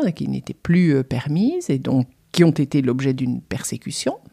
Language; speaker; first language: French; native; French